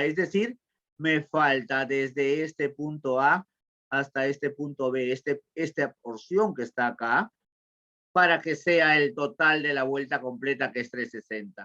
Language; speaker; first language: Spanish; native; Spanish